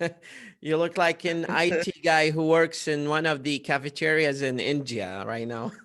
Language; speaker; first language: English; non-native, fluent; Arabic